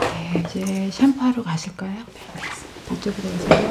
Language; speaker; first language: Korean; native; Korean